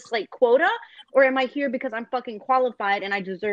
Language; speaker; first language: English; native; English